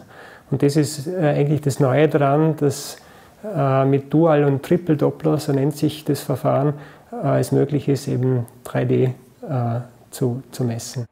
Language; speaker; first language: German; native; German